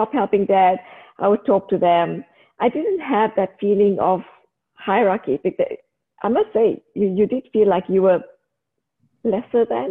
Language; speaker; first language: English; native; English